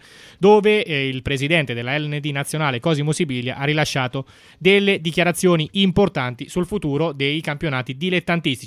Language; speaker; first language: Italian; native; Italian